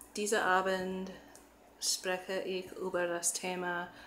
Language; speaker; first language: German; non-native, learner; English